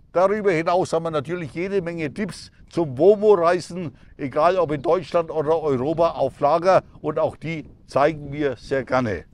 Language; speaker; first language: German; native; German